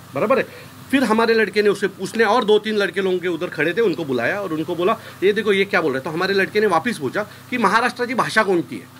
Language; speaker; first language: Hindi; non-native, local second language; Marathi